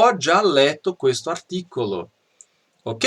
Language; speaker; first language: Italian; non-native, fluent; Portuguese